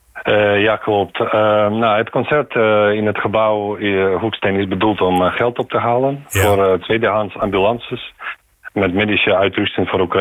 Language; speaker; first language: Dutch; non-native, fluent; Ukrainian